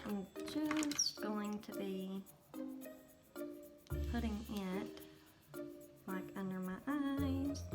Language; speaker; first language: English; native; English